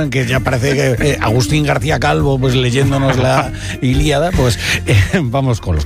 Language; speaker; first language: Spanish; native; Spanish